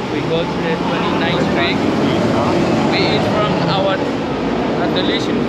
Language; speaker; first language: English; non-native, learner; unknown